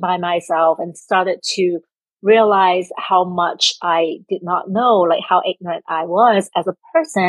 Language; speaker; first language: English; non-native, local second language; Cantonese